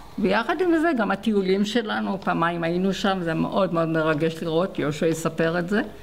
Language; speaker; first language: Hebrew; native; Hebrew